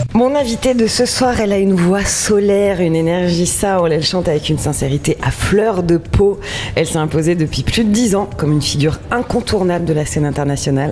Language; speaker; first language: French; native; French